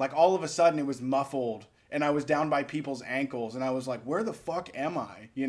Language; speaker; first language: English; native; English